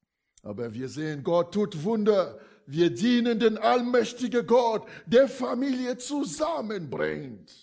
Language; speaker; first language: German; non-native, fluent; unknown